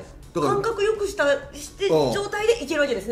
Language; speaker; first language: Japanese; native; Japanese